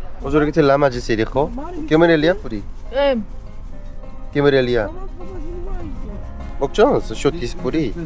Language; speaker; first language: Georgian; non-native, learner; Korean